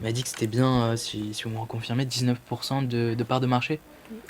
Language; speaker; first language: French; native; French